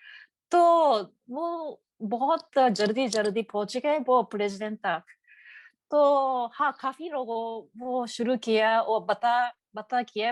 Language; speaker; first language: Hindi; non-native, learner; Japanese